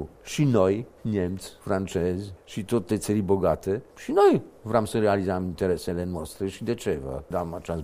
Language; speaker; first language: Romanian; non-native, fluent; Polish